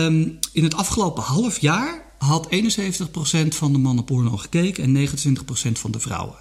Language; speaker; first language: Dutch; native; Dutch